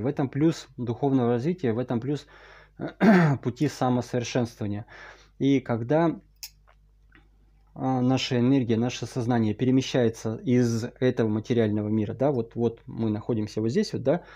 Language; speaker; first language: Russian; native; Russian